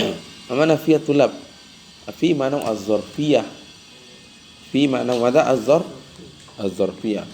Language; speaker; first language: Arabic; non-native, fluent; Indonesian